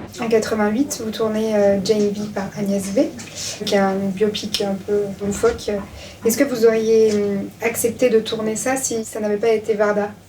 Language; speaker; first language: French; native; French